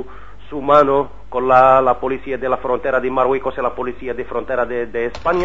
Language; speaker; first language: Spanish; non-native, learner; Arabic